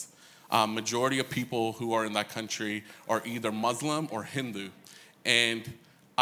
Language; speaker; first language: English; early bilingual, other home language; Hindi